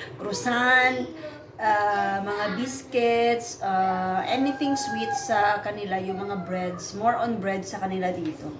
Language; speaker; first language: Filipino; native; Filipino